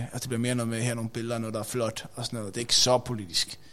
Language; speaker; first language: Danish; native; Danish